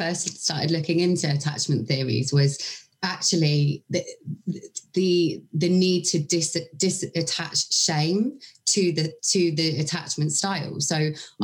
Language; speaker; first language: English; native; English